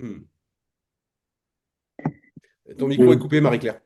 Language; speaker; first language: French; native; French